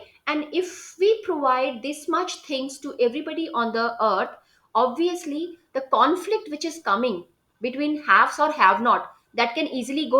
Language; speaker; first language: English; non-native, local second language; Hindi